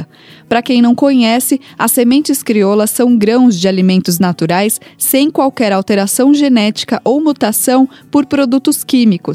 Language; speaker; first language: Portuguese; native; Portuguese